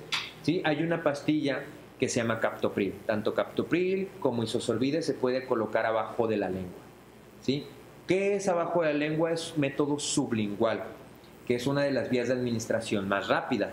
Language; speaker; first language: Spanish; native; Spanish